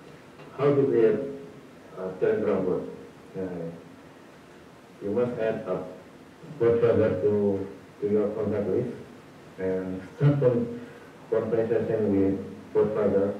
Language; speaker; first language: English; non-native, learner; Indonesian